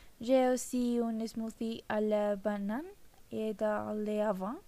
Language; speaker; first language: French; non-native, learner; Spanish